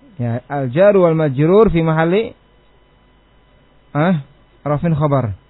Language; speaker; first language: Arabic; non-native, fluent; Indonesian